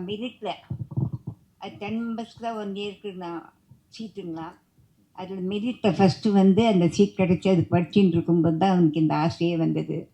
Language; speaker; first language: Tamil; native; Tamil